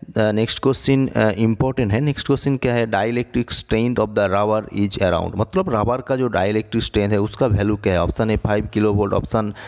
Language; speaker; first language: Hindi; native; Hindi